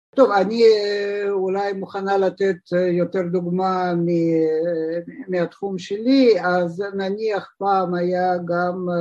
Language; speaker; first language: Hebrew; non-native, fluent; Russian